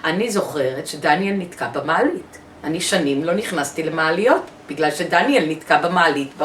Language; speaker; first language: Hebrew; early bilingual, other home language; English